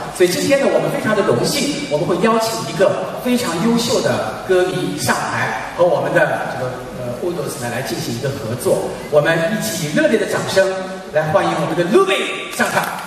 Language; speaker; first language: Chinese; native; Chinese